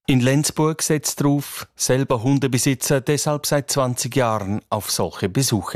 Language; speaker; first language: German; native; German